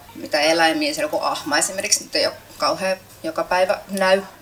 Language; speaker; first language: Finnish; native; Finnish